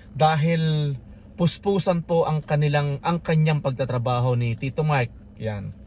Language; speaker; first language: Filipino; native; Filipino